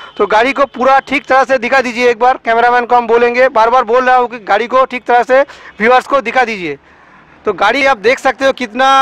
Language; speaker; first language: Hindi; non-native, local second language; Bangla